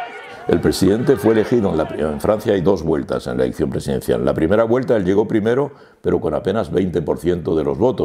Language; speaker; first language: Spanish; native; Spanish